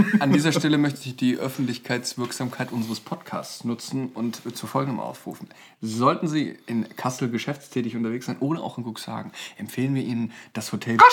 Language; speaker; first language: German; native; German